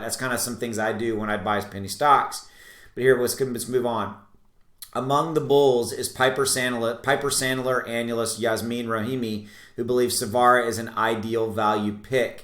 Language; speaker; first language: English; native; English